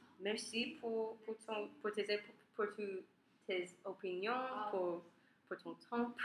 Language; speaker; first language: French; non-native, learner; English